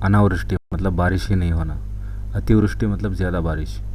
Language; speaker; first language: Urdu; non-native, local second language; Kannada